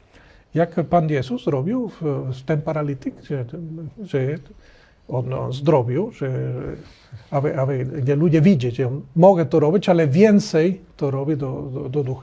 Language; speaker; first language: Polish; non-native, learner; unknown